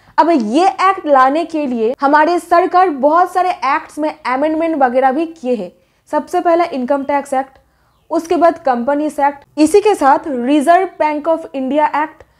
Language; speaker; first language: Hindi; native; Hindi